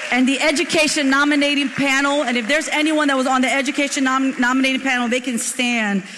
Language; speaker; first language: English; native; English